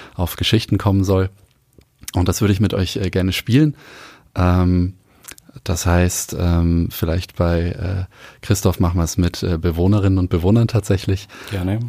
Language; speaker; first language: German; native; German